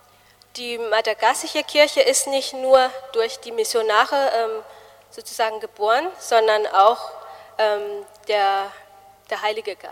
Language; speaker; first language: German; non-native, fluent; Malagasy